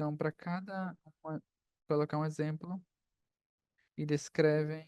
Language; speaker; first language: Portuguese; non-native, fluent; Spanish